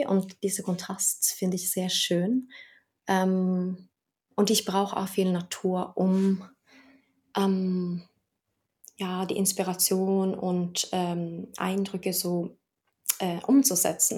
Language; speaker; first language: German; non-native, fluent; Norwegian